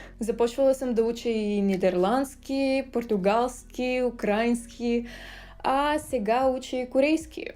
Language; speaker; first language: Bulgarian; early bilingual, other home language; Russian